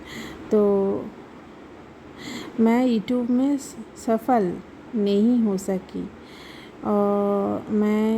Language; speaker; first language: Hindi; non-native, local second language; Bangla